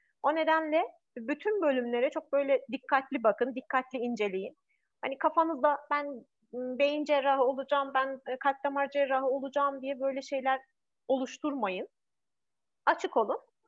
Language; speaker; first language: Turkish; non-native, fluent; Persian